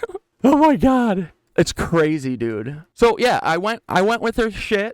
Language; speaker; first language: English; native; English